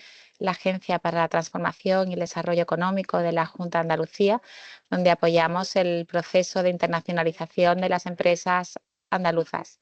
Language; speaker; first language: Spanish; native; Spanish